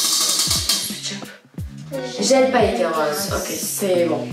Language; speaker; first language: French; early bilingual, other home language; Russian